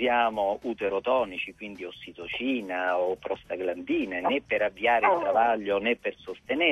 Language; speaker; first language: Italian; native; Italian